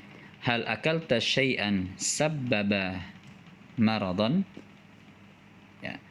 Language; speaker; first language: Arabic; non-native, fluent; Indonesian